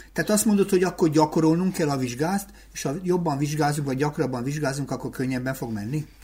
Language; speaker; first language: Hungarian; native; Hungarian